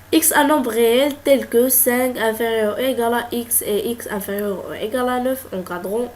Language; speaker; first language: French; non-native, local second language; Arabic